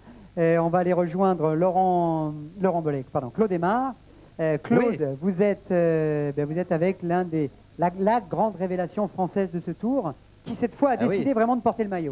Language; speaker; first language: French; native; French